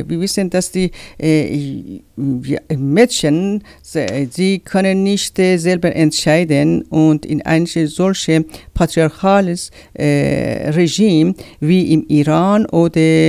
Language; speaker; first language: German; non-native, learner; Persian